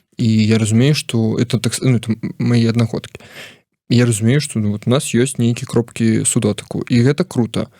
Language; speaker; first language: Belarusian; non-native, local second language; Russian